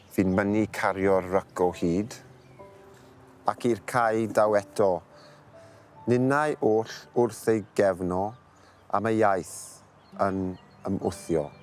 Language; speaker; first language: Welsh; native; Welsh